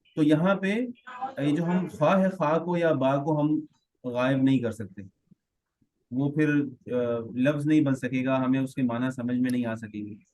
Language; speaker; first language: Urdu; native; Urdu